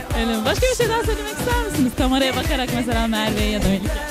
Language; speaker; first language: Turkish; native; Turkish